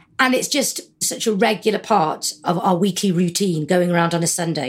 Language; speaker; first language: English; native; English